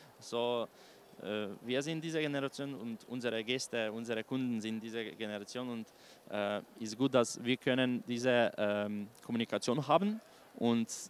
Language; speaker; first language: German; non-native, learner; Slovenian